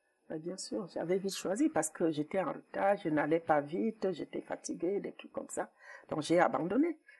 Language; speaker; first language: French; non-native, local second language; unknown